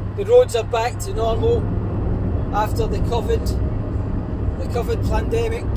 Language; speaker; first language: English; native; English